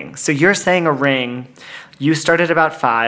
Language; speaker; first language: English; native; English